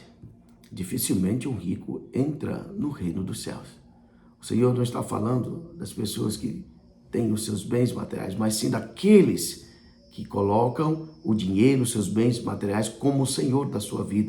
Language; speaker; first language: Portuguese; native; Portuguese